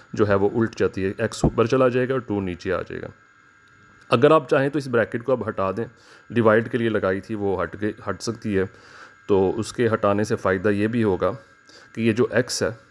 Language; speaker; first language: Urdu; native; Urdu